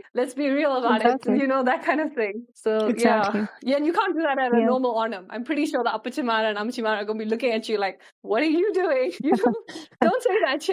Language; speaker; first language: English; early bilingual, other home language; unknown